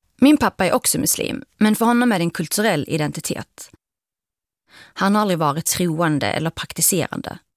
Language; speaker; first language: Swedish; early bilingual, other home language; Arabic